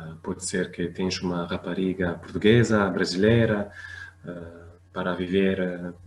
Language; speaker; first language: Portuguese; non-native, fluent; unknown